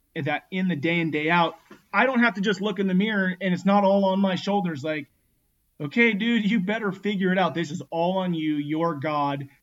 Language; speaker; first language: English; native; English